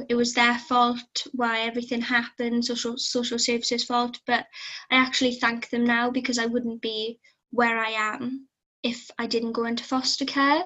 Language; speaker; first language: English; native; English